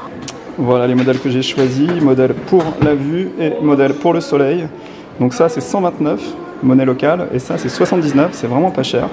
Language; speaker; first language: French; native; French